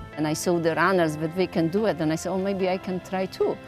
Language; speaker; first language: English; non-native, fluent; Polish